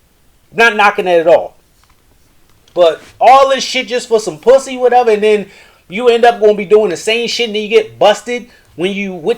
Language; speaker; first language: English; native; English